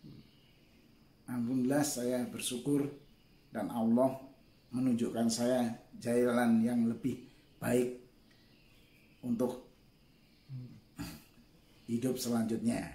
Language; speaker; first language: Indonesian; non-native, local second language; Javanese